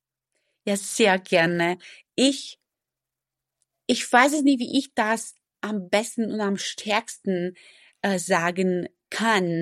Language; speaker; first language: German; non-native, fluent; Romanian